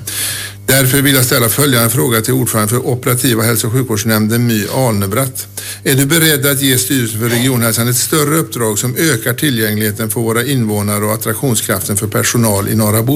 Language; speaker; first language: Swedish; native; Swedish